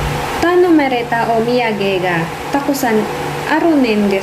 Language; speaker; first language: Japanese; non-native, learner; Filipino